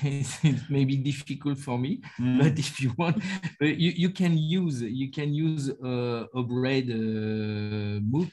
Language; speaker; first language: English; non-native, learner; French